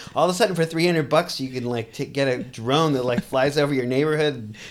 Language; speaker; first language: English; native; English